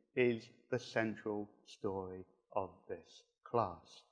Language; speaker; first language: English; native; English